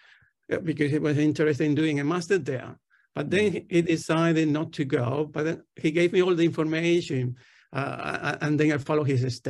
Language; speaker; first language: English; non-native, fluent; Spanish